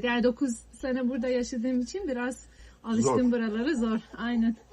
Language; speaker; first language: Turkish; non-native, fluent; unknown